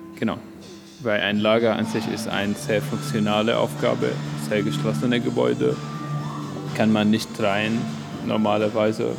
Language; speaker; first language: German; non-native, fluent; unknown